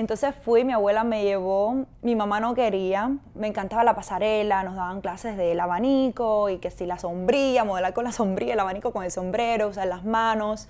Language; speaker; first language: Spanish; native; Spanish